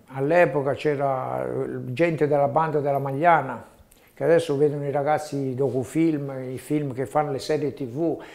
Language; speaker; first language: Italian; native; Italian